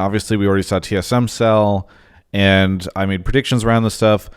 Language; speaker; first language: English; native; English